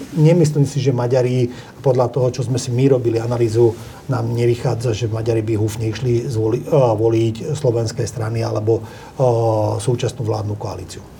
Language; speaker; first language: Slovak; non-native, local second language; Hungarian